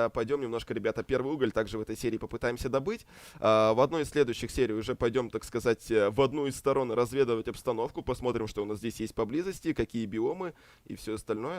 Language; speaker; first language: Russian; native; Russian